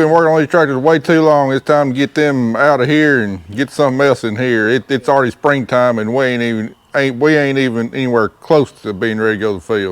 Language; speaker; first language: English; native; English